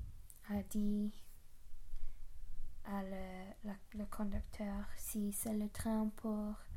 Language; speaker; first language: French; non-native, learner; English